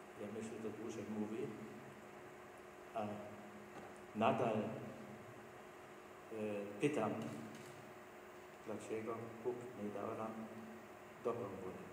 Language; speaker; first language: Polish; non-native, learner; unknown